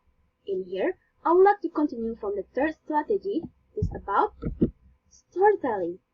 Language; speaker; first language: English; non-native, learner; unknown